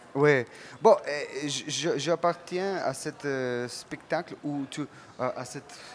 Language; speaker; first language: French; non-native, learner; Russian